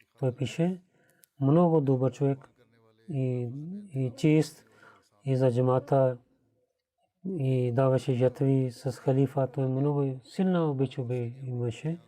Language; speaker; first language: Bulgarian; non-native, learner; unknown